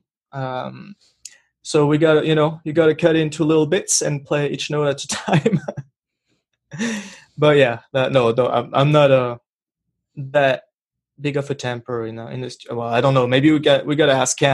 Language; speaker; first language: English; non-native, fluent; French